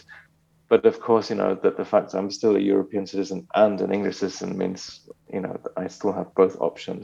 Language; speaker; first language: English; native; English